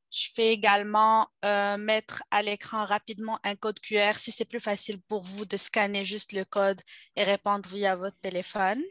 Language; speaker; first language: French; native; French